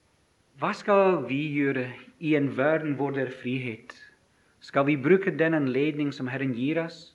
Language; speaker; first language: Norwegian; non-native, fluent; English